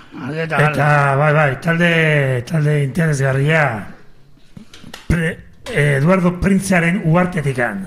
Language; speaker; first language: Basque; native; Basque